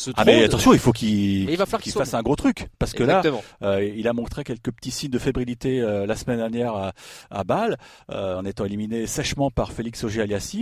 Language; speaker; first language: French; native; French